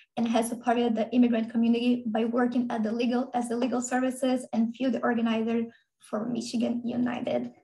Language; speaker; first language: English; non-native, fluent; Portuguese